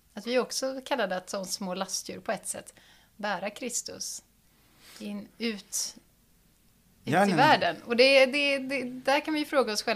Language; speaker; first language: Swedish; native; Swedish